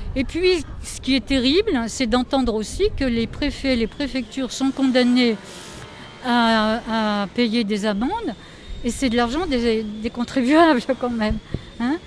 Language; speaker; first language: French; native; French